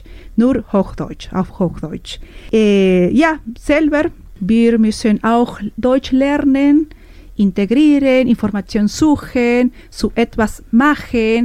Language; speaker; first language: German; non-native, learner; Spanish